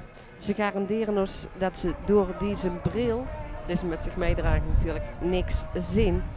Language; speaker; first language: Dutch; native; Dutch